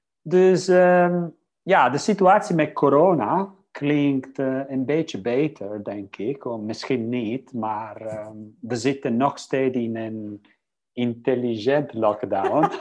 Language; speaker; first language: Dutch; non-native, fluent; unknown